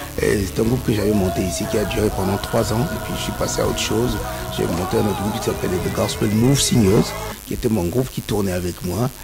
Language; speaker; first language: French; non-native, local second language; Kongo